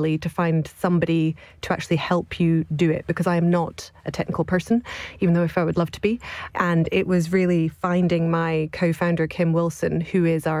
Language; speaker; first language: English; native; English